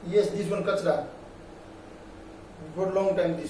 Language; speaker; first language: English; non-native, learner; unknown